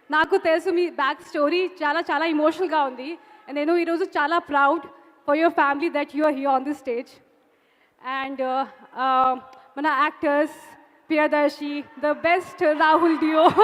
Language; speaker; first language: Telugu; non-native, fluent; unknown